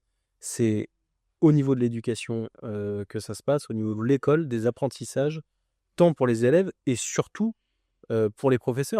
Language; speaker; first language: French; native; French